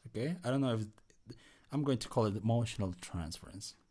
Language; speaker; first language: English; non-native, fluent; Spanish